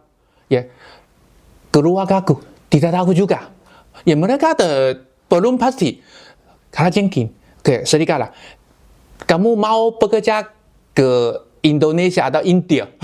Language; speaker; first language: Indonesian; non-native, learner; Chinese